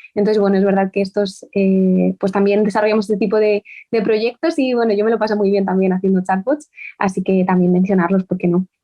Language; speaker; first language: Spanish; native; Spanish